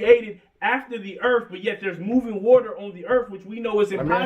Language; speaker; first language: English; native; English